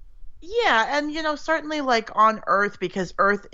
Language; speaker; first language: English; native; English